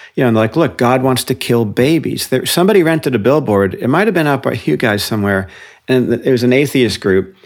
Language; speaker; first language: English; native; English